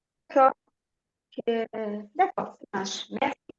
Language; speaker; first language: French; non-native, learner; Portuguese